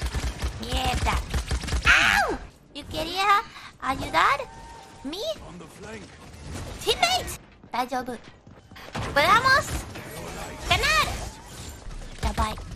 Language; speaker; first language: Spanish; non-native, learner; English